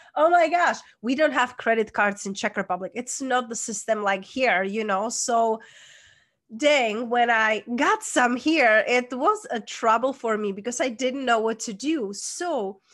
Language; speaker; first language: English; non-native, fluent; Czech